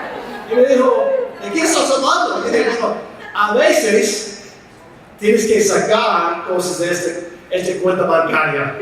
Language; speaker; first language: Spanish; non-native, fluent; English